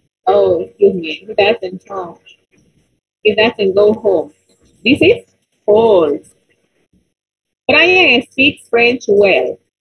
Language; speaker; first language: English; non-native, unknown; Spanish